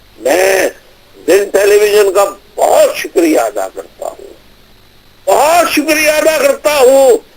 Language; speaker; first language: Urdu; native; Urdu